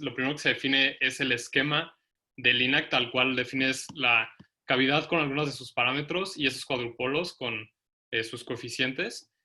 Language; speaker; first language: Spanish; native; Spanish